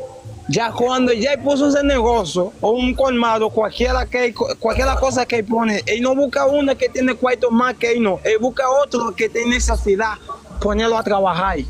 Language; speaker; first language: Spanish; non-native, learner; Haitian Creole